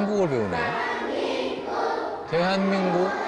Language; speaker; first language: Korean; native; Korean